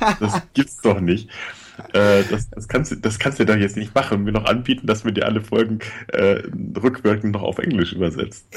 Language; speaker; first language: German; native; German